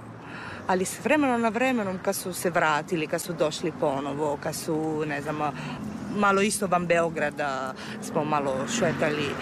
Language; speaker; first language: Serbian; non-native, fluent; Italian